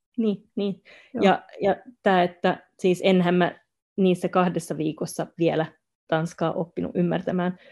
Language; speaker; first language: Finnish; non-native, local second language; Swedish